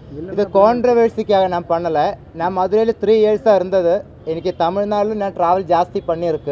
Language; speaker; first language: Tamil; non-native, local second language; Malayalam